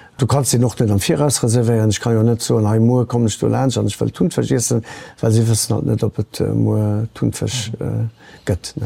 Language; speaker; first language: Luxembourgish; early bilingual, other home language; Portuguese